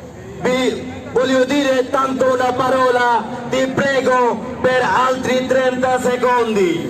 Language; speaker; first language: Italian; non-native, learner; Bangla